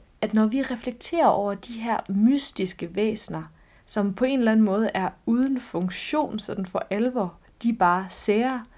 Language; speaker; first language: Danish; native; Danish